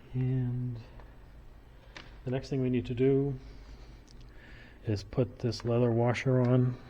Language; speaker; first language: English; native; English